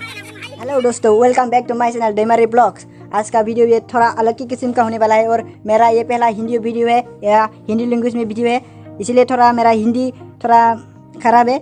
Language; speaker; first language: Hindi; non-native, local second language; Bodo